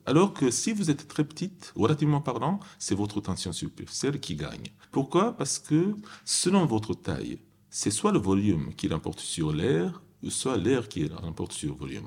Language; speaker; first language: French; non-native, fluent; Japanese